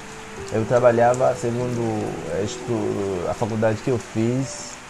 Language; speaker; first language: Portuguese; non-native, fluent; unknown